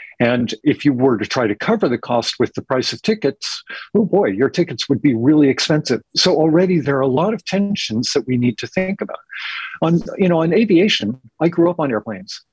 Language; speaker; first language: English; native; English